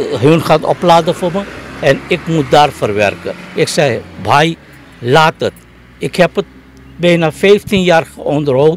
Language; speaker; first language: Dutch; non-native, local second language; Caribbean Hindustani